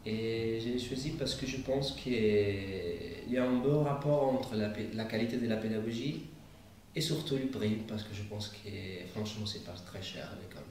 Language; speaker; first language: French; non-native, fluent; Italian